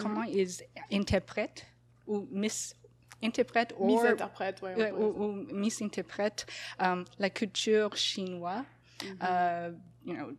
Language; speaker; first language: French; non-native, local second language; English